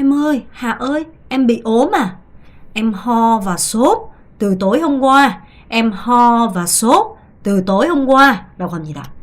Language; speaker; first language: Vietnamese; non-native, fluent; Korean